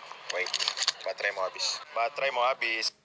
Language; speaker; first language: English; non-native, fluent; Indonesian